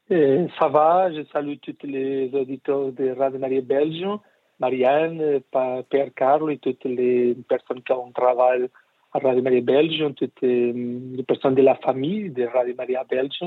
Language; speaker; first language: French; non-native, learner; Portuguese